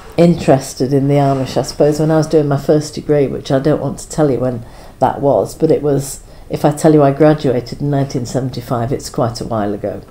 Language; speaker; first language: English; native; English